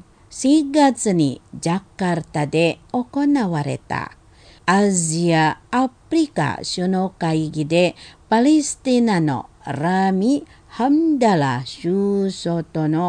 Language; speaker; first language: Japanese; non-native, fluent; Indonesian